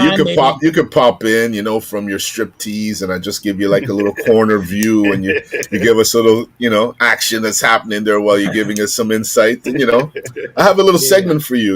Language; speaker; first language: English; native; English